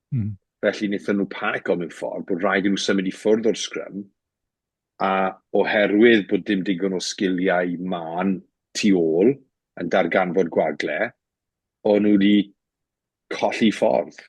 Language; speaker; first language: Welsh; native; Welsh